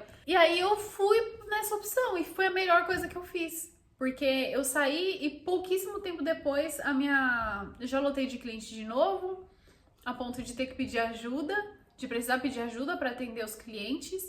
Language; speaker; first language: Portuguese; native; Portuguese